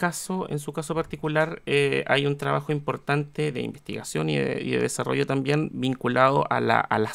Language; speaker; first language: Spanish; native; Spanish